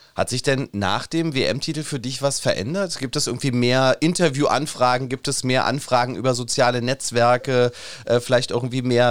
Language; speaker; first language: German; native; German